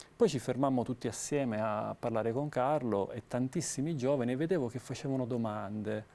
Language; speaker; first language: Italian; native; Italian